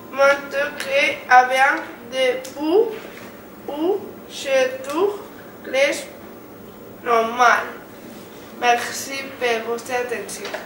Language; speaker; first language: French; non-native, learner; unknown